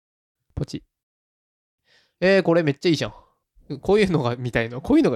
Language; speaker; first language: Japanese; native; Japanese